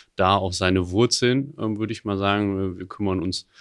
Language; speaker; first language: German; native; German